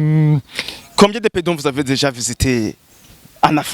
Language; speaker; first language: French; non-native, local second language; Rundi